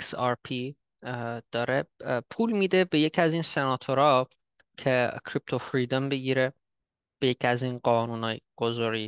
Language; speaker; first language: Persian; early bilingual, heritage; Persian